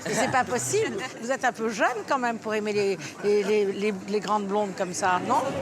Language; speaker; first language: French; native; French